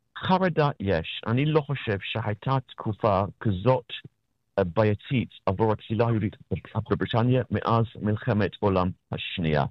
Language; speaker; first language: Hebrew; non-native, fluent; English